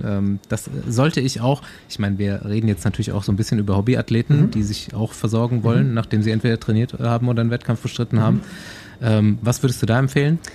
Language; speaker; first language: German; native; German